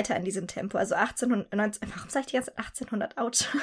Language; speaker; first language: German; native; German